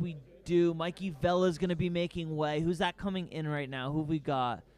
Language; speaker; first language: English; native; English